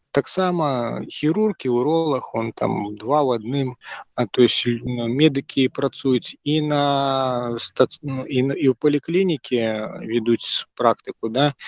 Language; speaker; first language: Belarusian; non-native, local second language; Russian